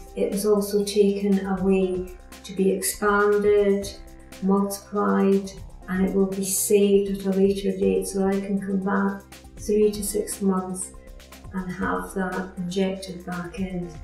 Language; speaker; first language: English; native; English